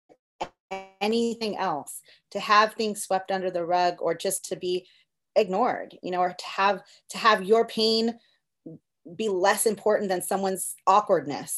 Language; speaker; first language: English; early bilingual, other home language; Spanish